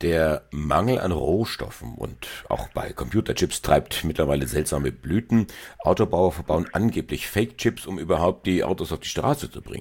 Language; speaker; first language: German; native; German